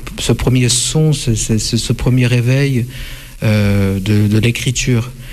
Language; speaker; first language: French; non-native, fluent; Russian